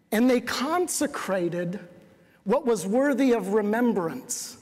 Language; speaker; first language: English; native; English